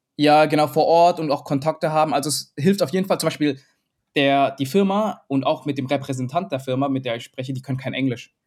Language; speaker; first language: German; early bilingual, other home language; Vietnamese